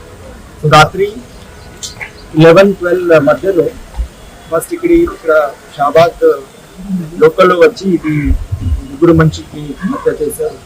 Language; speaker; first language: Telugu; non-native, learner; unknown